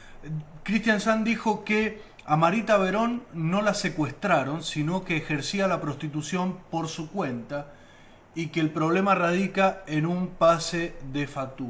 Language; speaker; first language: Spanish; native; Spanish